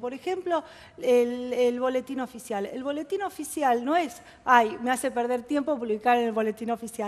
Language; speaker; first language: Spanish; native; Spanish